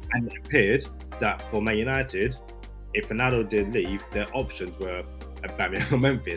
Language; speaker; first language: English; native; English